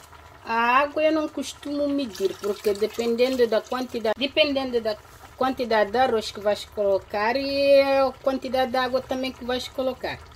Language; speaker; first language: Portuguese; non-native, local second language; Upper Guinea Crioulo